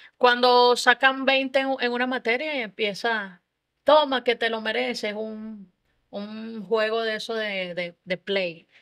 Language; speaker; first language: Spanish; native; Spanish